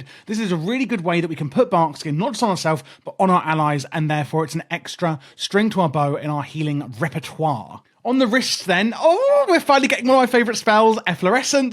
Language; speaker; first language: English; native; English